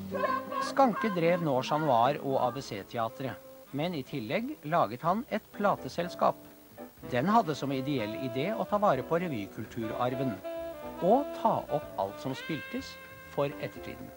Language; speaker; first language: Norwegian; native; Norwegian